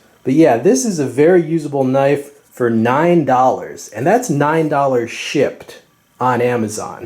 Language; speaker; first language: English; native; English